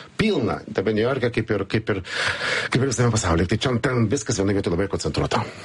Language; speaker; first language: Lithuanian; native; Lithuanian